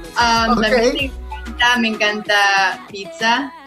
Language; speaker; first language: Spanish; early bilingual, heritage; Spanish